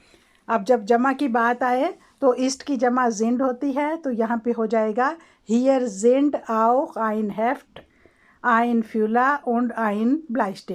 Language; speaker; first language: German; non-native, learner; Urdu